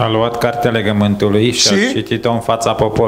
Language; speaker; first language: Romanian; native; Romanian